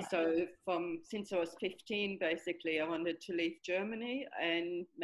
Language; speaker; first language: English; non-native, fluent; German